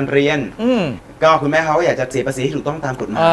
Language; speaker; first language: Thai; native; Thai